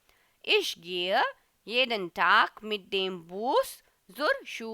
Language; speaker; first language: German; non-native, fluent; Hindi